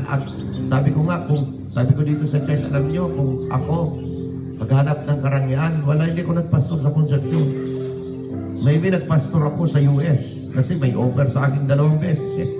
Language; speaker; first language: Filipino; non-native, local second language; Cebuano